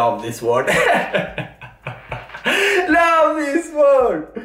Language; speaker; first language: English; non-native, fluent; Italian